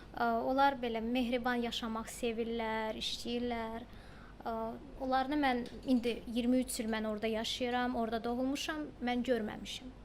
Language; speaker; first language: Azerbaijani; early bilingual, heritage; Ukrainian